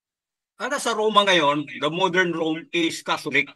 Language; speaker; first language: Filipino; native; Filipino